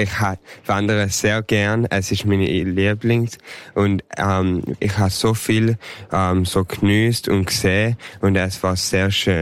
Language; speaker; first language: German; early bilingual, heritage; German